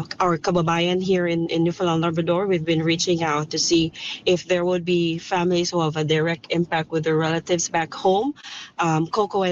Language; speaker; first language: English; non-native, local second language; Cebuano